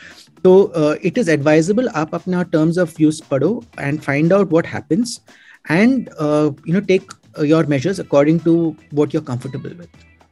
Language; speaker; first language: English; non-native, local second language; Malayalam